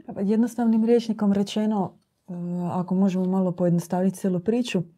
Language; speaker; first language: Croatian; native; Croatian